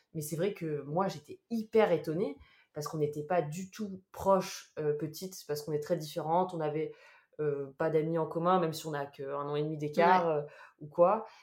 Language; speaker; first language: French; native; French